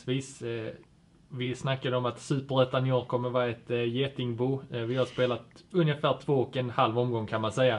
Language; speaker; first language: Swedish; native; Swedish